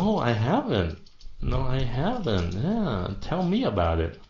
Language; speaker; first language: English; non-native, fluent; Vietnamese